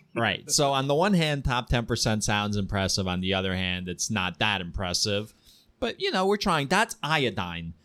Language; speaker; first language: English; early bilingual, heritage; Ukrainian